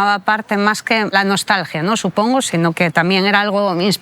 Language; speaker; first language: Spanish; native; Spanish